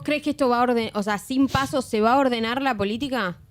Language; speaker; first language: Spanish; native; Spanish